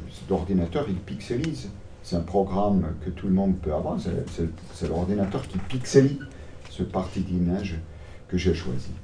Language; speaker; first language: French; non-native, local second language; German